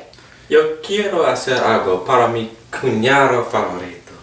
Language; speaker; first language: Spanish; non-native, learner; English